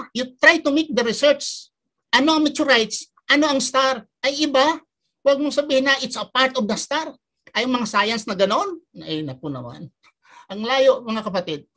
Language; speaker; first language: Filipino; native; Filipino